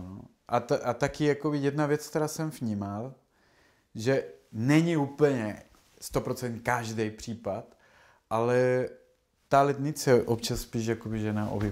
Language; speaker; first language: Czech; non-native, learner; Spanish